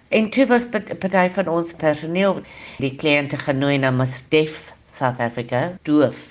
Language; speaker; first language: Afrikaans; non-native, local second language; English